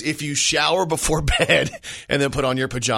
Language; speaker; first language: English; native; English